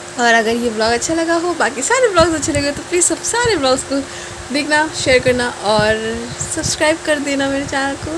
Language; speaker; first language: Hindi; non-native, local second language; Bangla